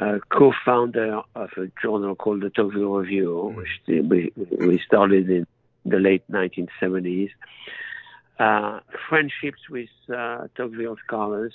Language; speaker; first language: English; non-native, fluent; French